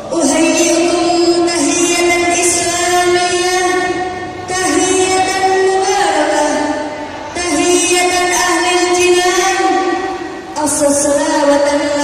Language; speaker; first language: Arabic; non-native, learner; Indonesian